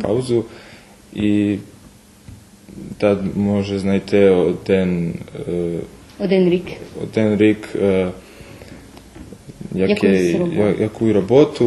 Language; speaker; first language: Ukrainian; early bilingual, heritage; Ukrainian